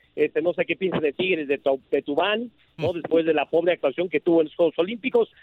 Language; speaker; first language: Spanish; native; Spanish